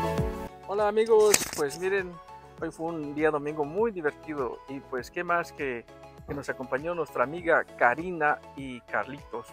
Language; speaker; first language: Spanish; native; Spanish